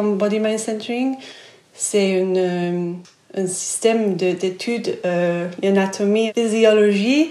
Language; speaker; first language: French; non-native, fluent; English